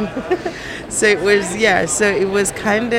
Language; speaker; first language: English; non-native, local second language; Bemba